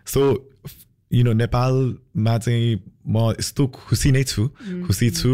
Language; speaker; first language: Nepali; early bilingual, heritage; Nepali